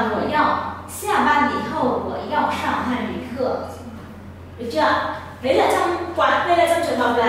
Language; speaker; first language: Chinese; non-native, fluent; Vietnamese